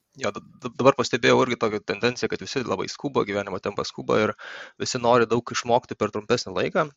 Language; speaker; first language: Lithuanian; native; Lithuanian